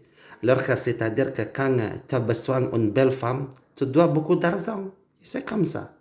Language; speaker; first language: French; non-native, learner; Indonesian